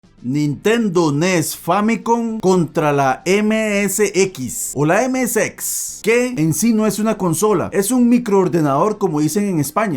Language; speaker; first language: Spanish; native; Spanish